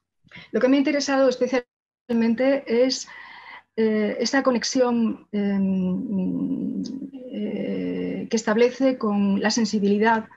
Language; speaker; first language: Spanish; native; Spanish